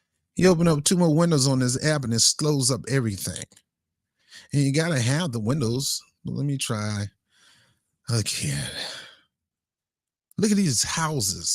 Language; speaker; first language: English; native; English